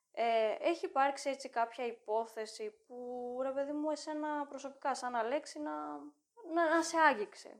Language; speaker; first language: Greek; native; Greek